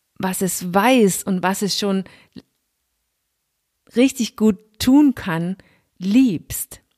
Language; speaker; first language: German; non-native, fluent; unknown